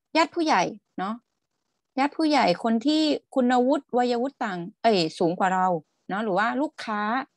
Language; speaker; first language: Thai; native; Thai